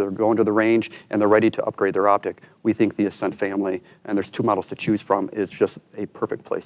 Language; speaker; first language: English; native; English